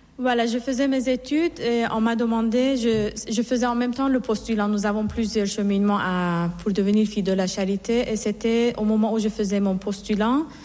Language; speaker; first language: French; non-native, fluent; Persian